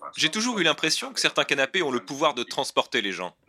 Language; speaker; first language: French; non-native, fluent; Spanish